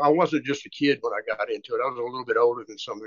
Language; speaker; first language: English; native; English